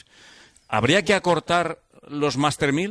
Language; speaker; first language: Spanish; native; Spanish